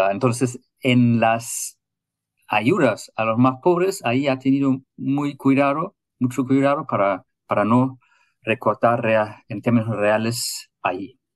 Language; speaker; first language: Spanish; non-native, fluent; German